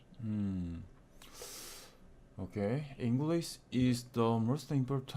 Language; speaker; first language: English; non-native, learner; Korean